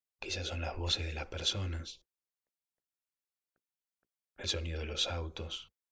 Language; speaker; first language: Spanish; native; Spanish